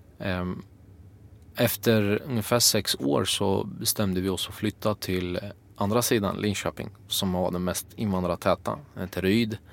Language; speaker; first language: Swedish; early bilingual, other home language; Kurdish